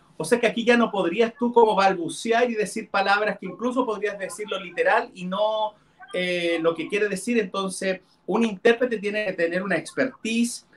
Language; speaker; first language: Spanish; non-native, local second language; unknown